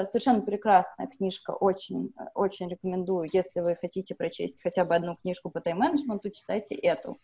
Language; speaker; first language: Russian; native; Russian